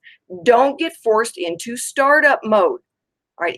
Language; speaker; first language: English; native; English